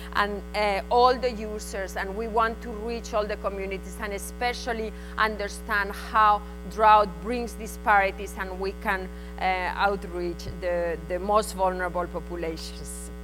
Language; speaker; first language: English; non-native, fluent; Spanish